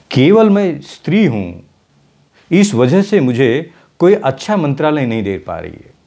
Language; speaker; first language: Hindi; non-native, local second language; Marathi